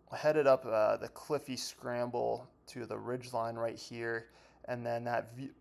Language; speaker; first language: English; native; English